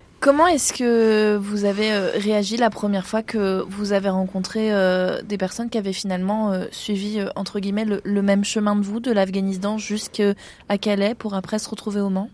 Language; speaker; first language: French; native; French